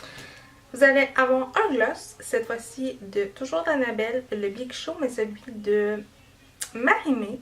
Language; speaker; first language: French; native; French